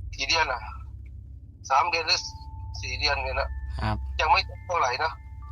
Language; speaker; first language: Thai; non-native, local second language; Northeastern Thai